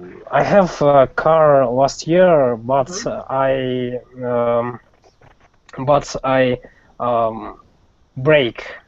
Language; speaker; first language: English; non-native, learner; Russian